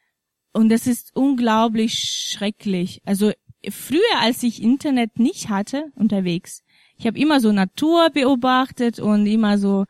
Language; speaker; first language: German; non-native, fluent; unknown